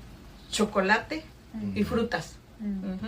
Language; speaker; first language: Spanish; native; Spanish